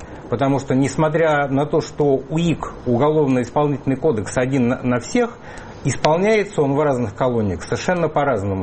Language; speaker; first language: Russian; native; Russian